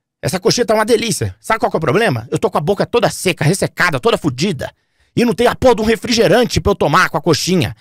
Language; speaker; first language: Portuguese; native; Portuguese